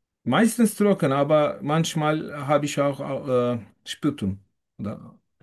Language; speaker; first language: German; non-native, fluent; Turkish